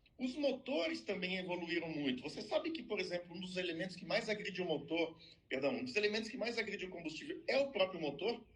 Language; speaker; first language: Portuguese; non-native, fluent; French